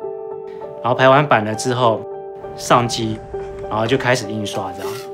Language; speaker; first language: Chinese; native; Chinese